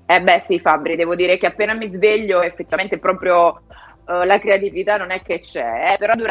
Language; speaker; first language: Italian; native; Italian